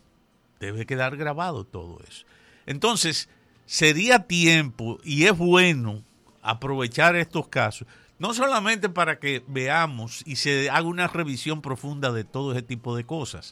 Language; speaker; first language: Spanish; native; Spanish